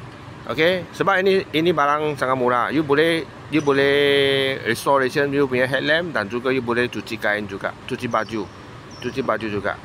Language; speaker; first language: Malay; non-native, local second language; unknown